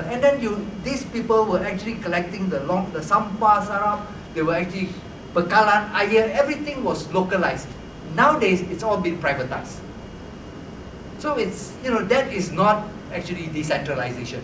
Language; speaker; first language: English; non-native, local second language; Malay